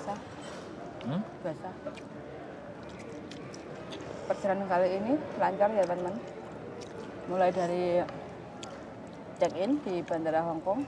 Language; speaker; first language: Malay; non-native, local second language; Javanese